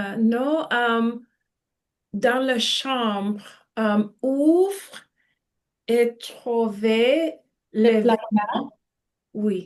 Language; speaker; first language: French; non-native, learner; English